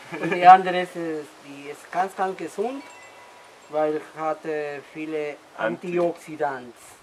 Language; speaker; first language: German; non-native, learner; Spanish